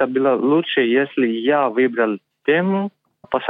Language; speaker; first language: Russian; non-native, learner; Greek